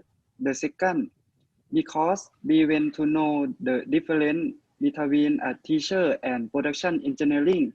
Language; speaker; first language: English; non-native, learner; Thai